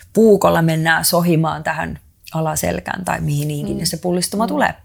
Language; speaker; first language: Finnish; non-native, fluent; Estonian